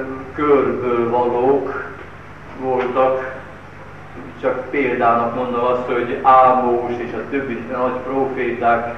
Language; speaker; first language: Hungarian; native; Hungarian